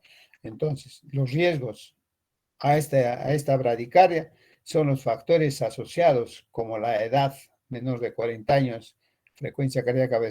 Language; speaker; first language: Spanish; native; Spanish